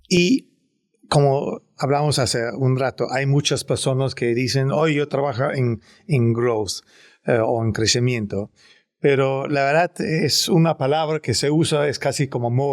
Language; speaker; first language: Spanish; non-native, fluent; Danish